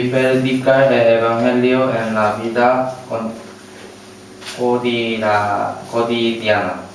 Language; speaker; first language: Spanish; non-native, learner; Korean